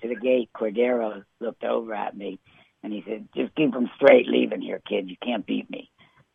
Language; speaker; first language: English; native; English